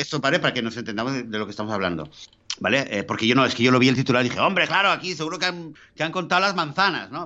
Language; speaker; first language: Spanish; native; Spanish